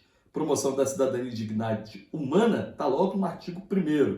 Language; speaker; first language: Portuguese; native; Portuguese